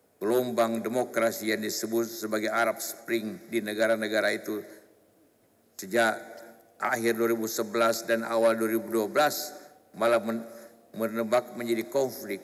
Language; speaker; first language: Indonesian; non-native, local second language; Buginese